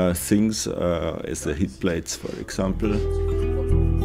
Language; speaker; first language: English; non-native, fluent; German